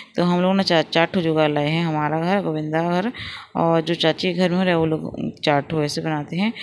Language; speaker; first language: Hindi; non-native, local second language; Odia